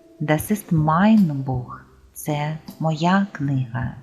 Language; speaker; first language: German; non-native, fluent; Ukrainian